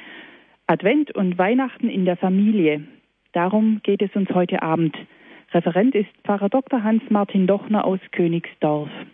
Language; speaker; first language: German; native; German